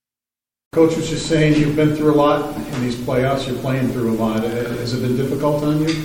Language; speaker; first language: English; native; English